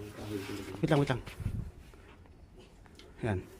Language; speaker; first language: Filipino; native; Filipino